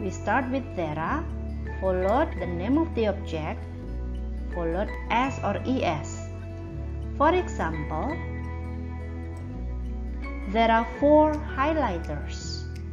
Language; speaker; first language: English; non-native, fluent; Indonesian